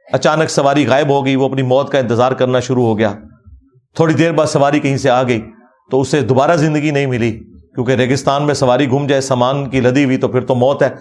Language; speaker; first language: Urdu; non-native, local second language; Punjabi